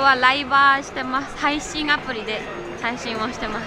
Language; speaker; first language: Japanese; early bilingual, other home language; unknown